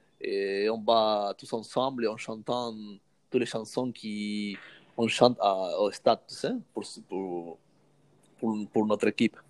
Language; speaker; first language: French; non-native, learner; Spanish